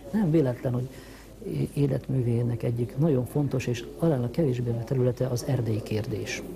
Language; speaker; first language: Hungarian; native; Hungarian